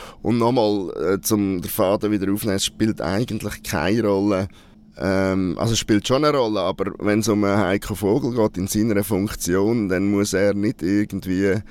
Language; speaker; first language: German; native; German